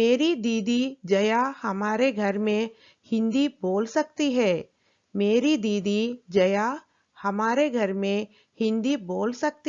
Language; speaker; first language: Hindi; non-native, local second language; Telugu